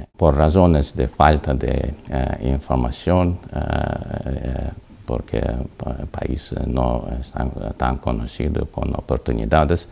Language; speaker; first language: Spanish; non-native, learner; Azerbaijani